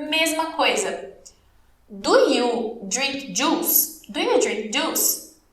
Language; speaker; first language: English; non-native, fluent; Portuguese